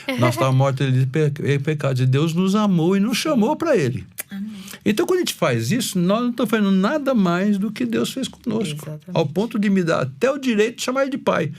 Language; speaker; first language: Portuguese; native; Portuguese